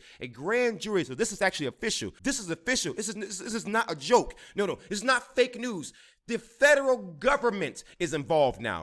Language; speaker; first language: English; native; English